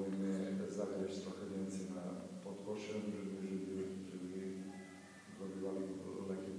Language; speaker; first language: Polish; non-native, fluent; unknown